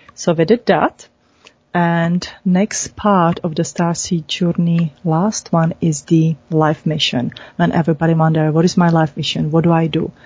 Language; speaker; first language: English; non-native, fluent; Czech